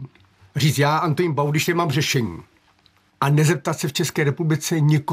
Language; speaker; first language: Czech; native; Czech